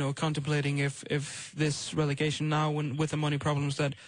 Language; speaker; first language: English; non-native, fluent; Icelandic